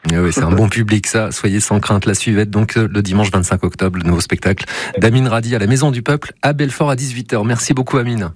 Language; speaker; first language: French; native; French